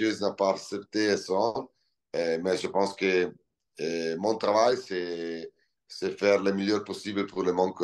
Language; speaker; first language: French; non-native, learner; Italian